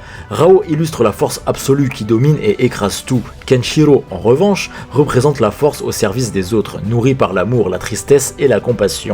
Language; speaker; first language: French; native; French